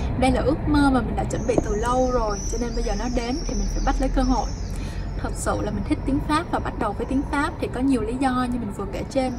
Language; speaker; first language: Vietnamese; native; Vietnamese